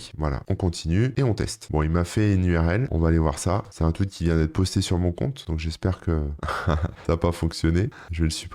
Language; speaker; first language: French; native; French